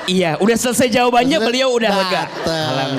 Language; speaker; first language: Indonesian; native; Indonesian